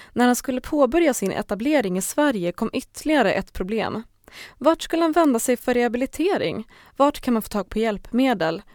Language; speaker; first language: Swedish; native; Swedish